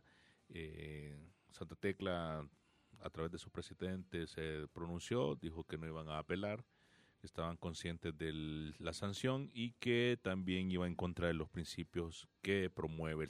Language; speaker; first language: Spanish; native; Spanish